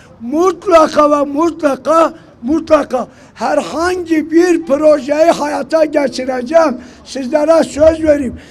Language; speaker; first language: Turkish; native; Turkish